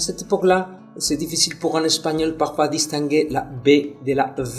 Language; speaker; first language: French; non-native, fluent; Spanish